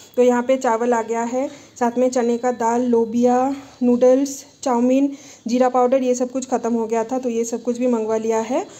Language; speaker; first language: Hindi; non-native, local second language; Bangla